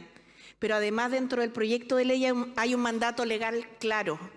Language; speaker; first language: Spanish; native; Spanish